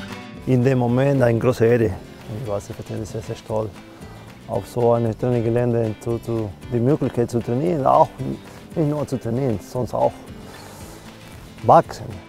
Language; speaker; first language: German; non-native, fluent; Spanish